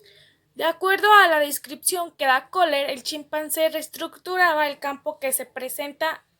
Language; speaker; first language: Spanish; native; Spanish